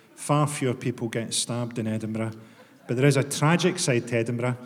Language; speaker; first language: English; native; English